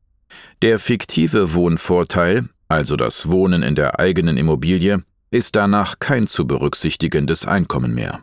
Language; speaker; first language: German; native; German